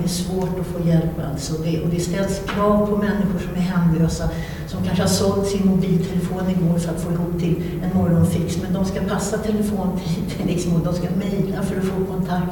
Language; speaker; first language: Swedish; native; Swedish